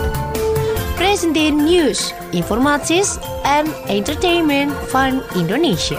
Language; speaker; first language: Dutch; non-native, fluent; Indonesian